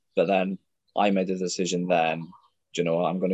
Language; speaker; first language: English; native; English